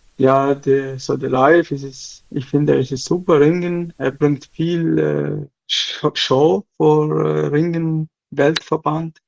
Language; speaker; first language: German; non-native, learner; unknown